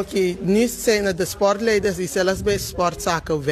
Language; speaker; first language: Dutch; native; Dutch